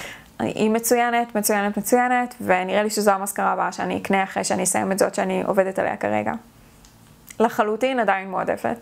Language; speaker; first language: Hebrew; native; Hebrew